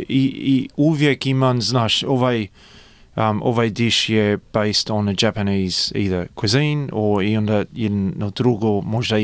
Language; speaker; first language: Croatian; early bilingual, heritage; Croatian